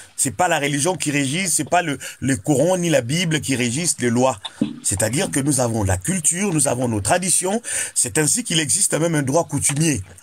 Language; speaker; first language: French; non-native, local second language; Lingala